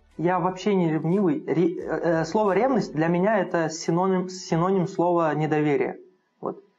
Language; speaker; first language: Russian; non-native, local second language; Uzbek